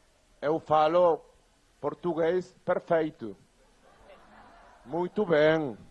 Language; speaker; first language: Portuguese; non-native, learner; Spanish